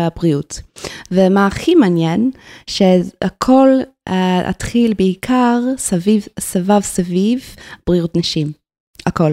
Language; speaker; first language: Hebrew; non-native, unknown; English